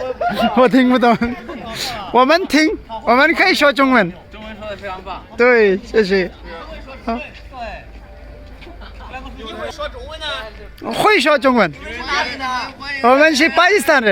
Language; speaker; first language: Chinese; non-native, learner; Urdu